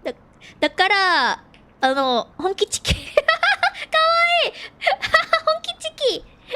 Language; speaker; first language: Japanese; non-native, learner; Filipino